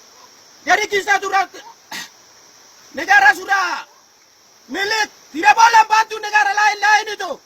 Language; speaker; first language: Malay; non-native, local second language; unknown